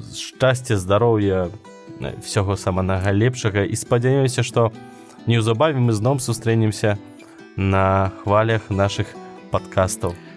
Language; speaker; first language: Belarusian; non-native, local second language; Russian